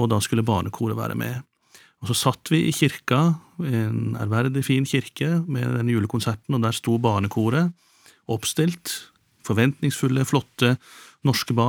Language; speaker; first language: Norwegian; native; Norwegian